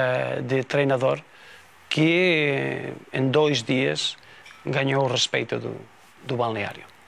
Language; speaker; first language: Portuguese; non-native, fluent; Spanish